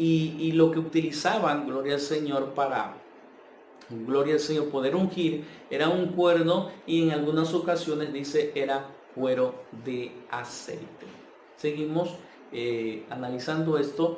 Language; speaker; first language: Spanish; native; Spanish